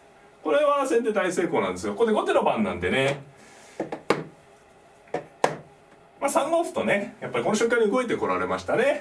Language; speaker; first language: Japanese; native; Japanese